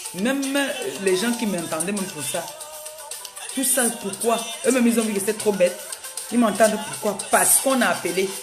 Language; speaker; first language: French; non-native, local second language; Basaa